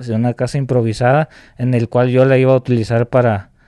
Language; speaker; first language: Spanish; native; Spanish